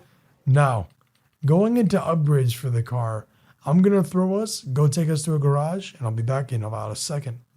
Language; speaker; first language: English; native; English